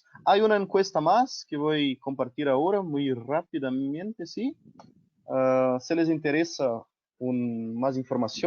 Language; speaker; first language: Spanish; non-native, local second language; Portuguese